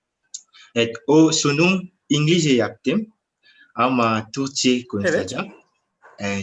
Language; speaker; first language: Turkish; non-native, learner; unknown